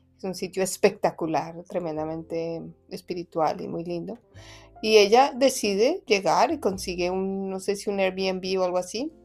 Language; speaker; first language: Spanish; native; Spanish